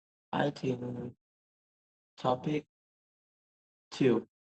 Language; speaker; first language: English; non-native, learner; Vietnamese